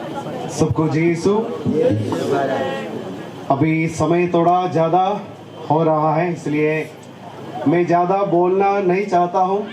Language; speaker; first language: Hindi; non-native, local second language; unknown